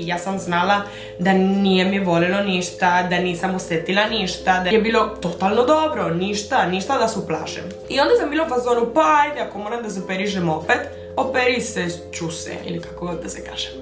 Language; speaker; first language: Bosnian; early bilingual, heritage; Spanish